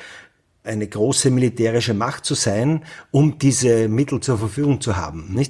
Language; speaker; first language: German; native; German